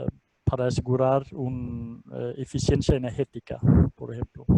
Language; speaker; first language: Spanish; non-native, fluent; Danish